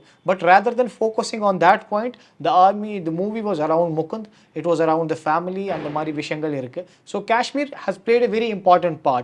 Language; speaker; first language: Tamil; non-native, learner; Kashmiri